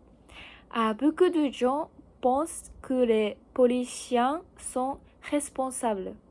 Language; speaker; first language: French; non-native, learner; Japanese